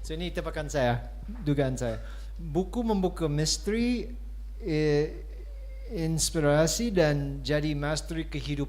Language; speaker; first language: Indonesian; non-native, fluent; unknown